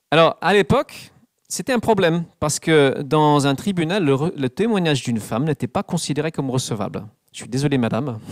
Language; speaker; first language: French; non-native, fluent; English